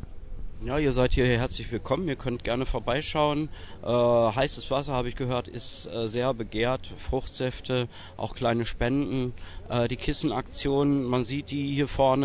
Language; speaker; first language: German; native; German